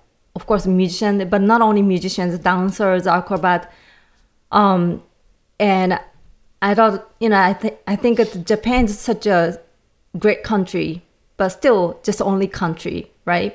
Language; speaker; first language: English; non-native, learner; Japanese